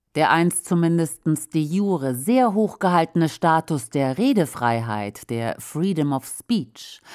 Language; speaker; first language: German; native; German